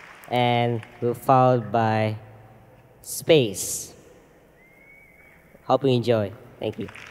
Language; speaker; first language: English; early bilingual, other home language; Indonesian